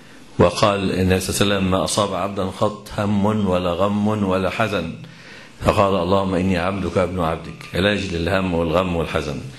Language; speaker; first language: Arabic; native; Arabic